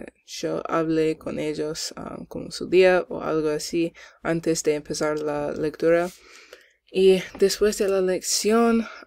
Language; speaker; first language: Spanish; non-native, learner; English